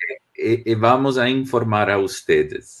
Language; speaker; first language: Spanish; non-native, learner; Portuguese